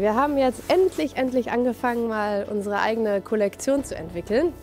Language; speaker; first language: German; native; German